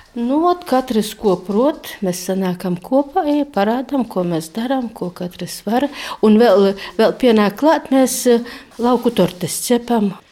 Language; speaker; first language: Latvian; native; Latvian